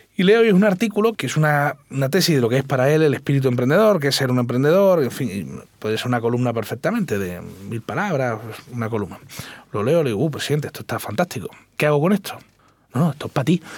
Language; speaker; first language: Spanish; native; Spanish